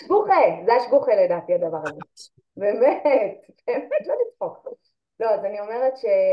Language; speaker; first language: Hebrew; native; Hebrew